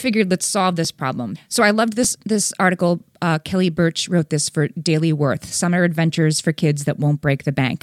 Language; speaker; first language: English; native; English